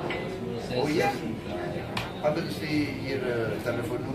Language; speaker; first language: German; non-native, fluent; Indonesian